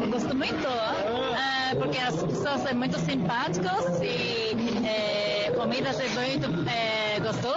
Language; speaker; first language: Portuguese; non-native, learner; Japanese